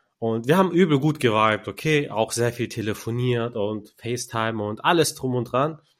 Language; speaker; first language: German; early bilingual, other home language; Turkish